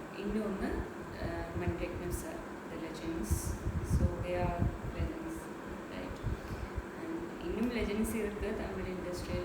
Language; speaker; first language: Tamil; non-native, learner; Malayalam